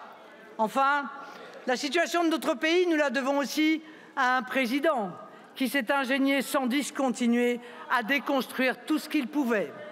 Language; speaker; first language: French; native; French